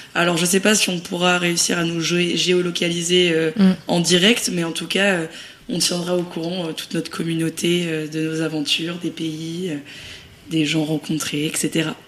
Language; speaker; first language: French; native; French